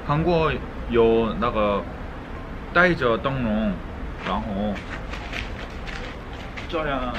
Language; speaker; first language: Chinese; non-native, learner; Korean